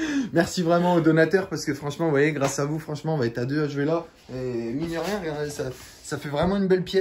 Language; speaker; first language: French; native; French